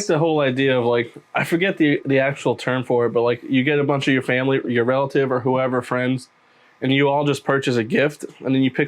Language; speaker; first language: English; native; English